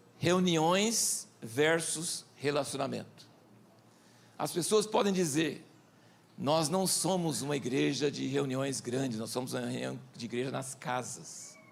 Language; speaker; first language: Portuguese; early bilingual, other home language; English